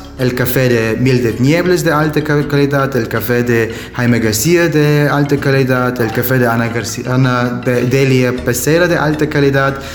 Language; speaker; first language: Spanish; non-native, learner; German